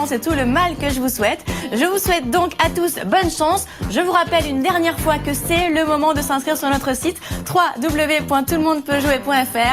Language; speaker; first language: French; native; French